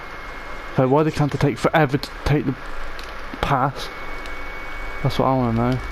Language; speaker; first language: English; native; English